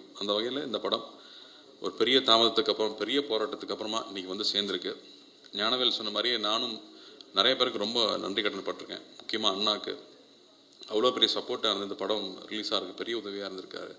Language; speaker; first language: Tamil; native; Tamil